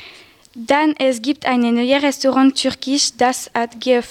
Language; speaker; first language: German; non-native, learner; French